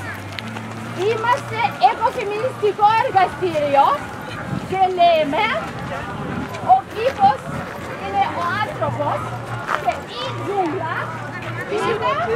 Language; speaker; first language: Greek; non-native, learner; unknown